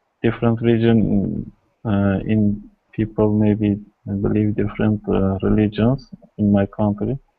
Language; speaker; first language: English; non-native, learner; Kurdish